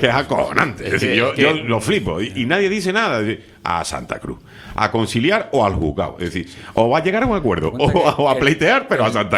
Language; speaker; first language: Spanish; native; Spanish